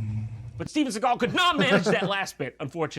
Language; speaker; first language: English; native; English